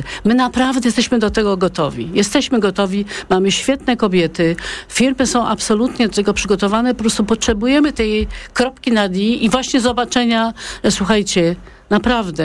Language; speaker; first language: Polish; native; Polish